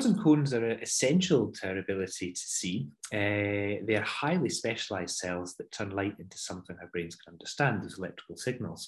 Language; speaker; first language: English; native; English